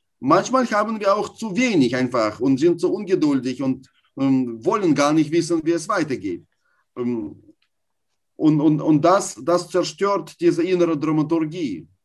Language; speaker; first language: German; non-native, fluent; Russian